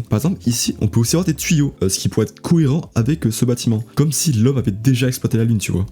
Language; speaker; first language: French; native; French